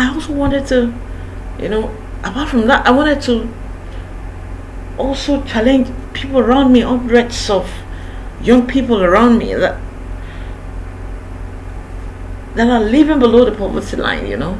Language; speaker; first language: English; non-native, local second language; Yoruba